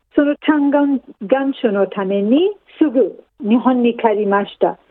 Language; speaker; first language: Japanese; non-native, learner; English